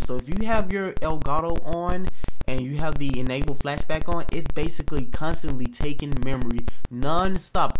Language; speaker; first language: English; native; English